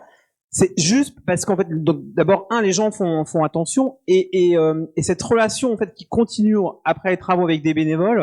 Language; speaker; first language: French; native; French